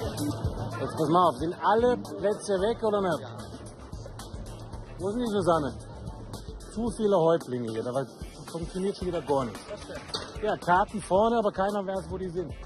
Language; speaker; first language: German; native; German